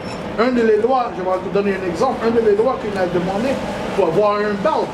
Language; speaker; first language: French; non-native, learner; English